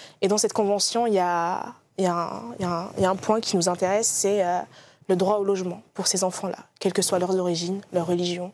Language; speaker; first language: French; early bilingual, other home language; Arabic